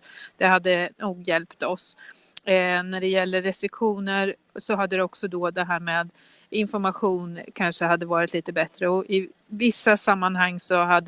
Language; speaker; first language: Swedish; native; Swedish